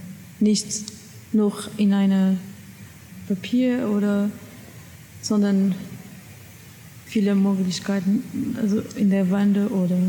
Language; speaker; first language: German; non-native, learner; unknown